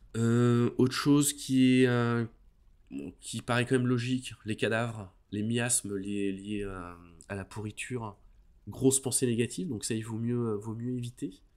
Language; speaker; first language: French; native; French